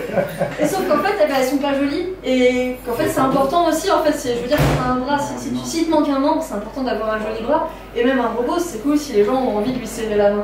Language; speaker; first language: French; native; French